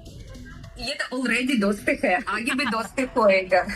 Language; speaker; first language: Hindi; non-native, learner; Russian